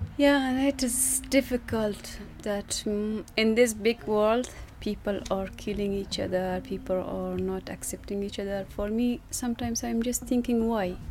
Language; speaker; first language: English; non-native, fluent; Persian